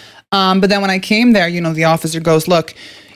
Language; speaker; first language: English; non-native, fluent; Norwegian